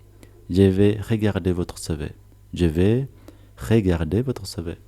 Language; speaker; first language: French; non-native, fluent; Tigrinya